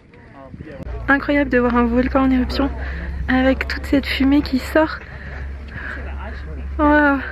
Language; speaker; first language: French; native; French